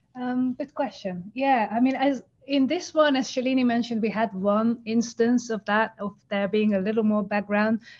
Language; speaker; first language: English; non-native, fluent; Hungarian